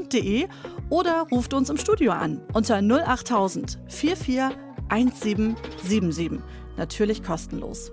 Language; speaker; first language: German; native; German